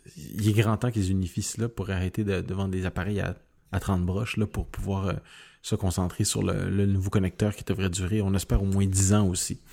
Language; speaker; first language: French; native; French